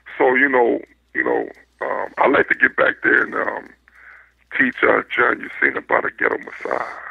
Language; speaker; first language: English; native; English